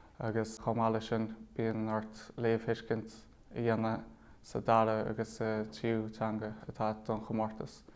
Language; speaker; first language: Irish; native; Irish